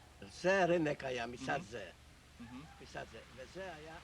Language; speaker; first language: Hebrew; non-native, fluent; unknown